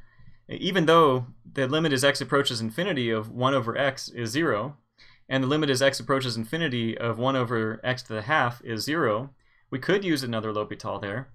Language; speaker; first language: English; native; English